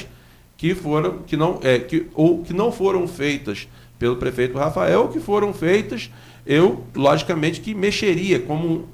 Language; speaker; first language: Portuguese; native; Portuguese